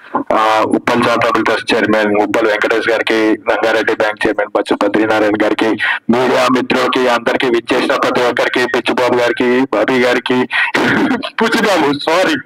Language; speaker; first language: Telugu; native; Telugu